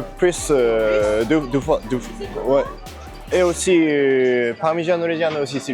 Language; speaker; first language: French; non-native, learner; Japanese